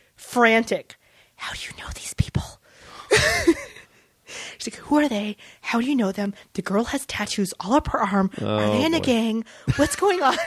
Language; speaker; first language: English; early bilingual, other home language; Vietnamese